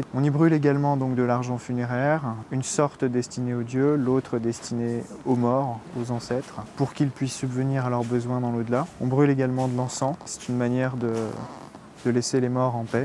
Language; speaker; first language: French; native; French